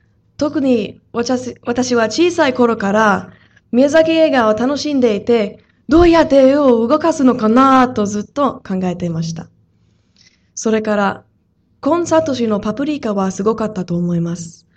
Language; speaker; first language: Japanese; non-native, fluent; English